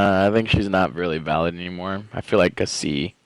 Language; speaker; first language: English; native; English